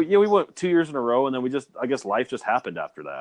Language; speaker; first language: English; native; English